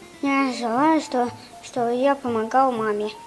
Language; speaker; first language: Russian; non-native, local second language; Tajik